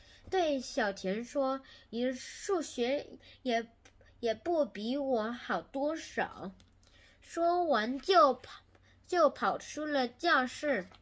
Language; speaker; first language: Chinese; non-native, learner; Korean